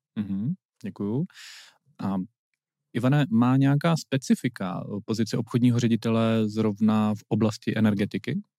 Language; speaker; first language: Czech; native; Czech